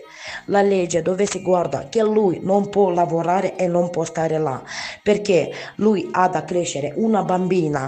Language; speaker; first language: Italian; non-native, learner; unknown